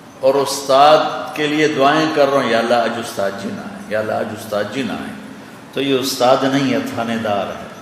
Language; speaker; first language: Urdu; non-native, local second language; Punjabi